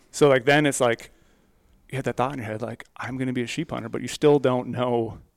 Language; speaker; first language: English; native; English